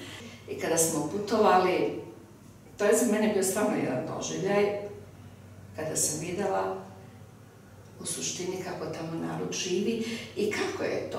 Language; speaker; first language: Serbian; early bilingual, heritage; Serbian